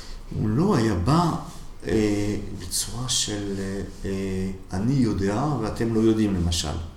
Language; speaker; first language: Hebrew; non-native, fluent; French